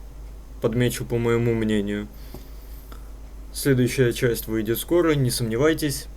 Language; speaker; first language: Russian; native; Russian